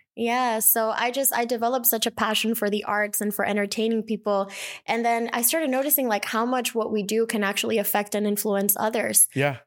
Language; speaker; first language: English; early bilingual, other home language; Spanish